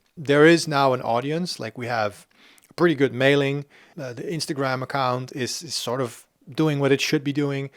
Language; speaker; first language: English; non-native, fluent; Dutch